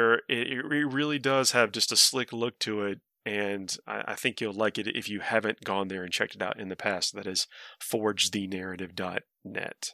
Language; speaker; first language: English; native; English